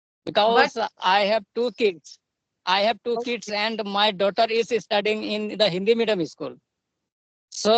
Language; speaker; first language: English; non-native, learner; Santali